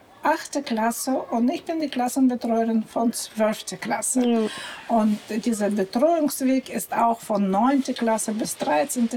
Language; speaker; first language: German; non-native, fluent; Russian